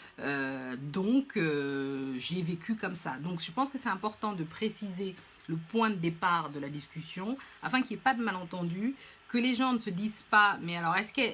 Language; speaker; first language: French; non-native, local second language; Fula